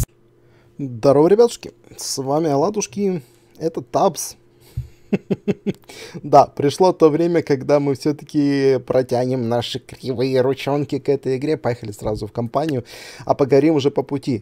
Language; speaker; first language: Russian; native; Russian